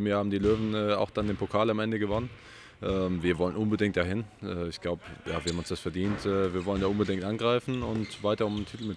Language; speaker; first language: German; native; German